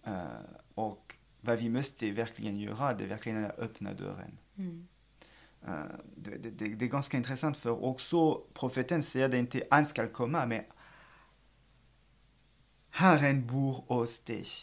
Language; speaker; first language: Swedish; non-native, fluent; French